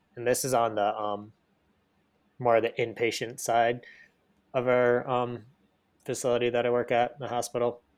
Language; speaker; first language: English; native; English